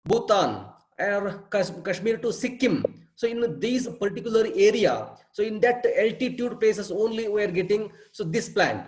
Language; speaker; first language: English; non-native, local second language; Kannada